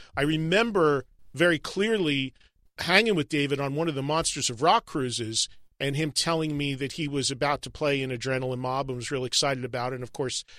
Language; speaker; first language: English; native; English